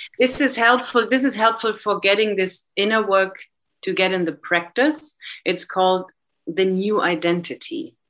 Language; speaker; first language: English; non-native, fluent; German